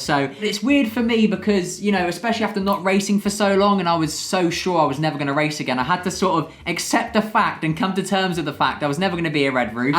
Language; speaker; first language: English; native; English